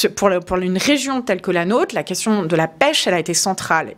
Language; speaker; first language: French; native; French